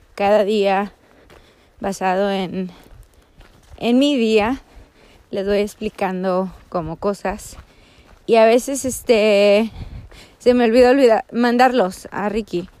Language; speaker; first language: Spanish; native; Spanish